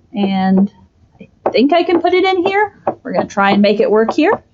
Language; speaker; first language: English; native; English